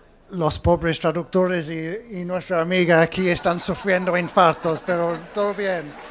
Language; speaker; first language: Spanish; non-native, fluent; English